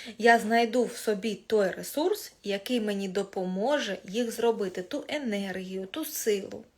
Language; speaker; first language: Ukrainian; non-native, local second language; Russian